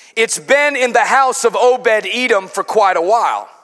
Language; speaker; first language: English; native; English